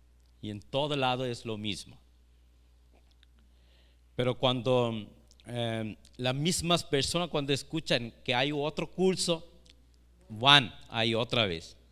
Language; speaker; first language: Spanish; non-native, fluent; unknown